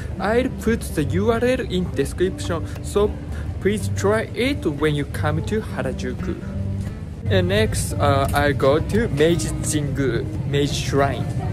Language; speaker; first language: English; non-native, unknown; Japanese